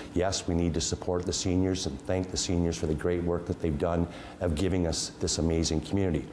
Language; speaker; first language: English; native; English